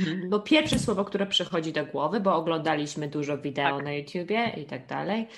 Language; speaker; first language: Polish; native; Polish